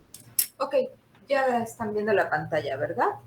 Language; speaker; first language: Spanish; native; Spanish